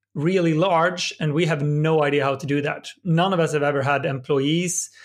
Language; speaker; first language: English; non-native, fluent; Swedish